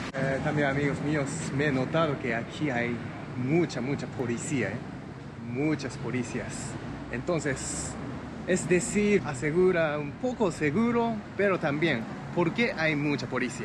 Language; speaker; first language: Spanish; non-native, fluent; Japanese